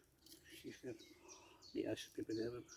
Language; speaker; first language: English; native; English